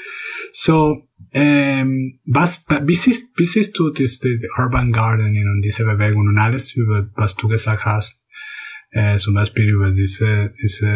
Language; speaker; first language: German; non-native, fluent; Spanish